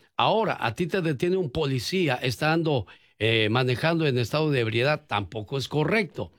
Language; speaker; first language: Spanish; native; Spanish